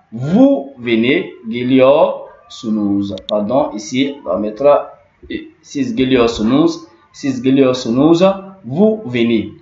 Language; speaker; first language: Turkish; non-native, learner; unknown